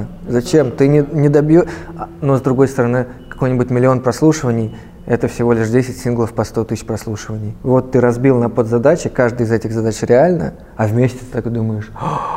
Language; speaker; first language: Russian; native; Russian